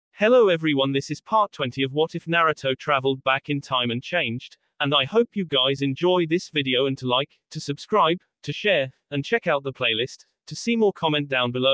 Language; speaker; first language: English; native; English